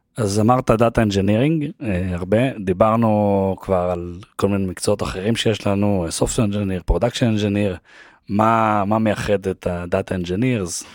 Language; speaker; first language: Hebrew; native; Hebrew